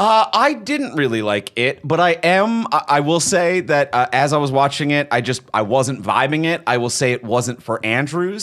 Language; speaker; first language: English; native; English